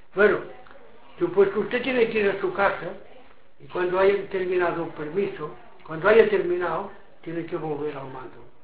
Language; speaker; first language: Spanish; non-native, local second language; Catalan